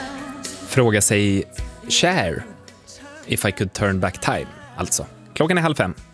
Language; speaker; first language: Swedish; native; Swedish